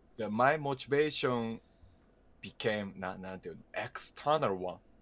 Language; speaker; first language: English; non-native, learner; Japanese